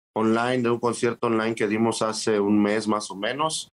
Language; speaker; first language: Spanish; native; Spanish